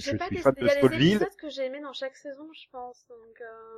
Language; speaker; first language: French; native; French